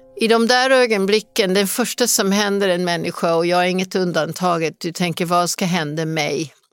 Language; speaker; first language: Swedish; non-native, fluent; English